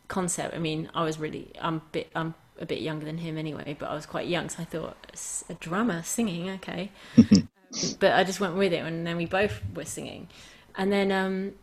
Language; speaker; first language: English; native; English